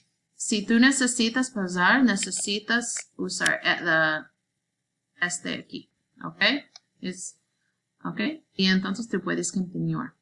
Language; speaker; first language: Spanish; non-native, learner; English